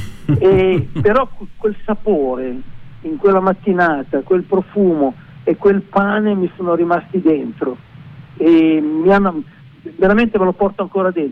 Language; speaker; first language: Italian; native; Italian